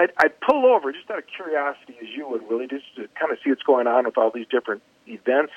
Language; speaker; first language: English; native; English